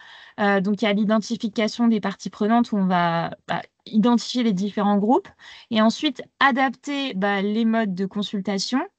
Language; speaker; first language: French; native; French